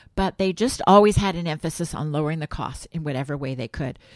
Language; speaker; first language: English; native; English